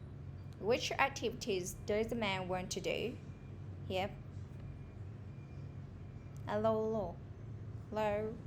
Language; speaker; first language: English; non-native, fluent; Vietnamese